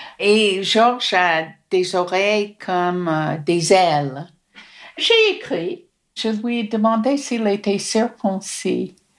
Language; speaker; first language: French; non-native, fluent; English